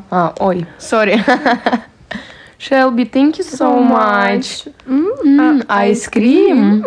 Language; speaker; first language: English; non-native, learner; Russian